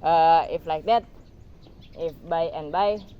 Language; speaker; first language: English; non-native, learner; Indonesian